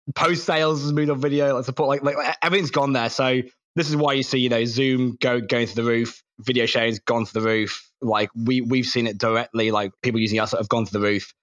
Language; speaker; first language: English; native; English